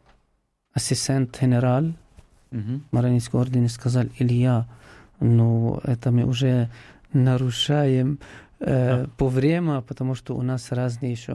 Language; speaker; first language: Russian; non-native, fluent; Arabic